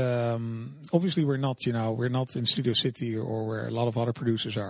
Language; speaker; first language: English; non-native, fluent; Dutch